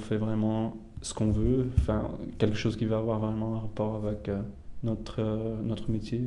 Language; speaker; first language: French; non-native, fluent; Portuguese